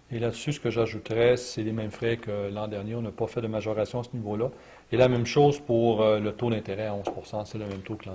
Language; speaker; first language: French; native; French